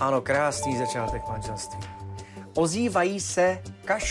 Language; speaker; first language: Czech; native; Czech